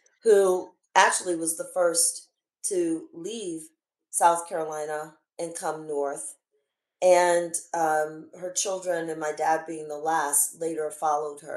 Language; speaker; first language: English; native; English